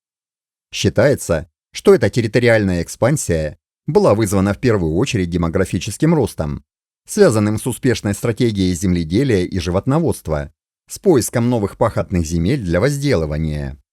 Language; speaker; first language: Russian; native; Russian